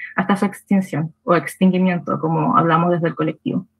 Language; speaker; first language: Spanish; native; Spanish